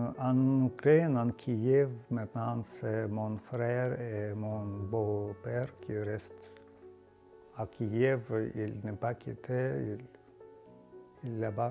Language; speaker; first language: French; non-native, learner; Ukrainian